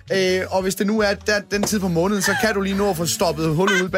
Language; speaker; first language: Danish; native; Danish